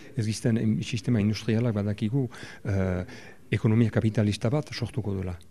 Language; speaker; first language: Basque; native; Basque